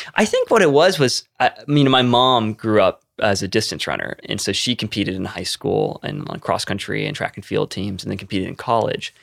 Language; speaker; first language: English; native; English